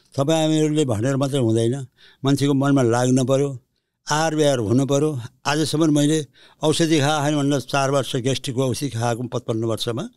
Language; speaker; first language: Nepali; early bilingual, heritage; Nepali